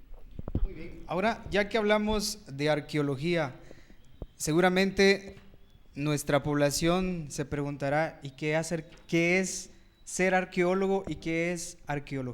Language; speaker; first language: Spanish; native; Spanish